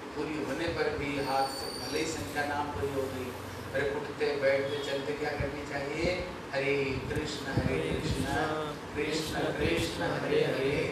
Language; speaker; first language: Hindi; non-native, local second language; Bangla